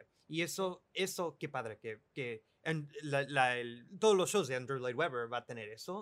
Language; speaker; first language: Spanish; early bilingual, other home language; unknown